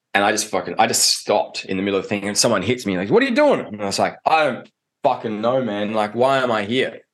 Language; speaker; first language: English; native; English